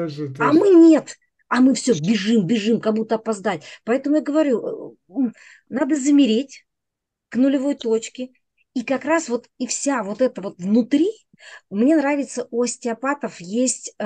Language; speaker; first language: Russian; native; Russian